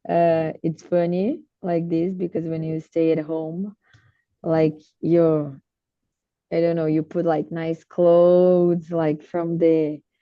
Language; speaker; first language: English; non-native, learner; Portuguese